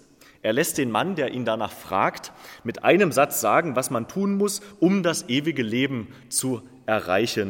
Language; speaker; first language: German; native; German